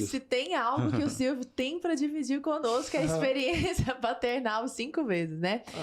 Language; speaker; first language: Portuguese; native; Portuguese